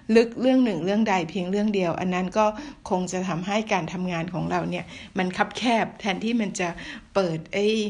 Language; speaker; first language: Thai; native; Thai